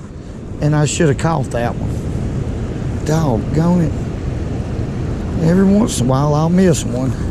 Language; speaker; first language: English; native; English